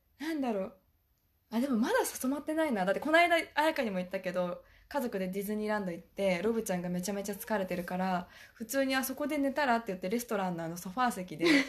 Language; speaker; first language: Japanese; native; Japanese